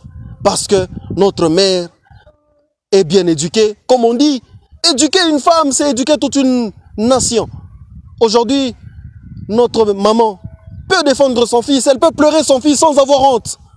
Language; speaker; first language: French; non-native, local second language; Swahili